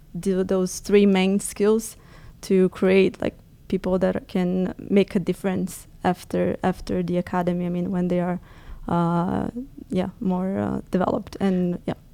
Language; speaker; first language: English; non-native, fluent; Portuguese